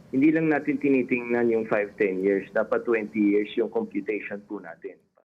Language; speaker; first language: Filipino; native; Filipino